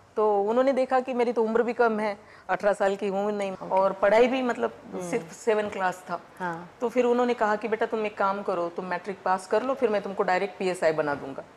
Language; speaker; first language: Hindi; non-native, local second language; Marathi